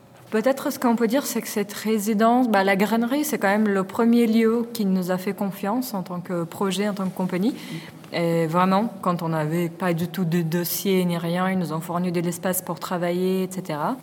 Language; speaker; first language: French; non-native, fluent; Portuguese